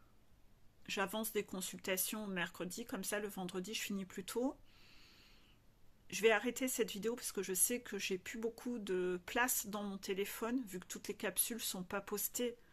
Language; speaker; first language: French; native; French